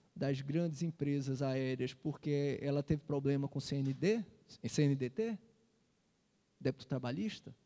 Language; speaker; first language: Portuguese; native; Portuguese